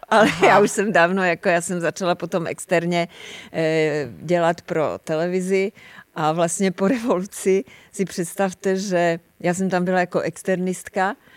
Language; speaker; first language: Czech; native; Czech